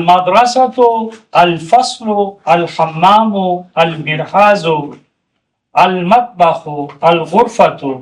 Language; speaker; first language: Arabic; non-native, fluent; Urdu